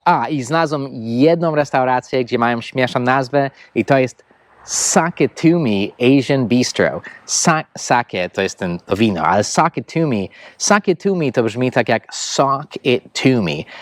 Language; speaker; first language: Polish; non-native, fluent; English